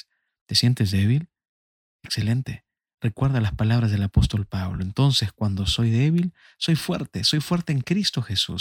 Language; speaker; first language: Spanish; native; Spanish